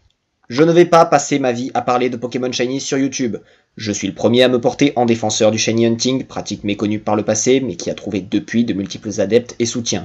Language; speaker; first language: French; native; French